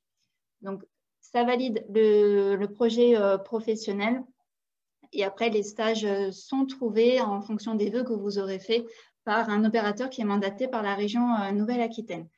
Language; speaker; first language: French; native; French